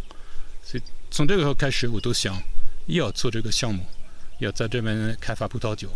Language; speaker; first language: Chinese; non-native, fluent; French